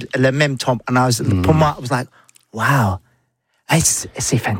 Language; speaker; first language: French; non-native, learner; English